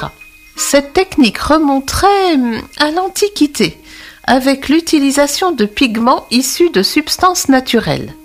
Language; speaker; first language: French; native; French